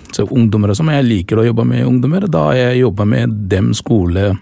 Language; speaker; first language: Norwegian; non-native, learner; Sinhala